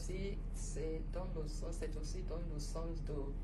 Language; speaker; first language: French; non-native, fluent; Igbo